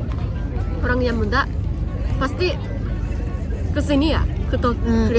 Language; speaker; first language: Indonesian; non-native, fluent; Japanese